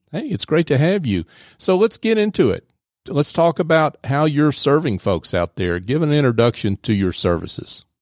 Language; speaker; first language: English; native; English